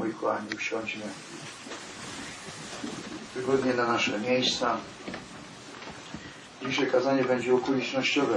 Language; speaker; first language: Polish; native; Polish